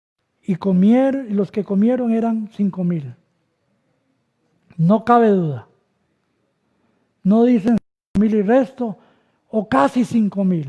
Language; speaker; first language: Spanish; native; Spanish